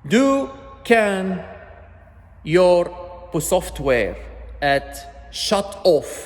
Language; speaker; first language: Swedish; non-native, learner; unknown